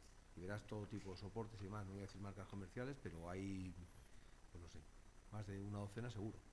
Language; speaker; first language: Spanish; native; Spanish